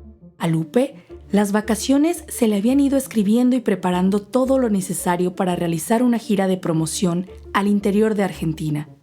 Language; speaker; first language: Spanish; native; Spanish